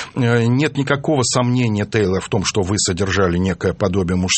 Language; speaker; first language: Russian; native; Russian